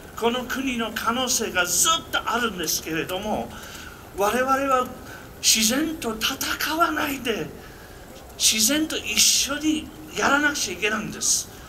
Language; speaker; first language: Japanese; non-native, fluent; English